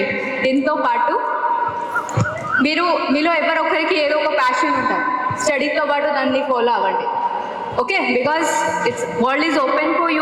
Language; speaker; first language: Telugu; non-native, fluent; Odia